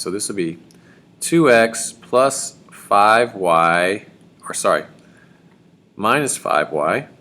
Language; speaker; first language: English; native; English